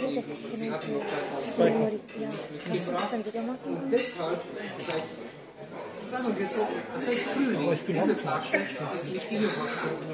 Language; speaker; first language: German; non-native, learner; Hungarian